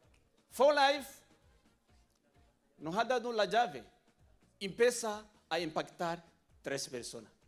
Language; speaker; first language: Spanish; non-native, learner; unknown